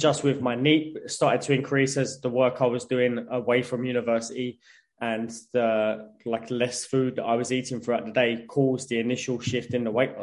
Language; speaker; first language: English; native; English